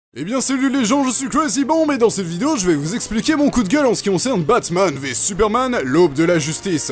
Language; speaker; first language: French; native; French